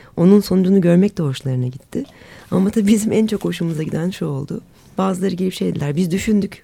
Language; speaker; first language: Turkish; native; Turkish